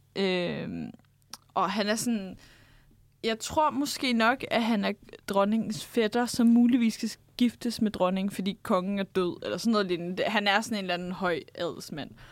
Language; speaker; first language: Danish; native; Danish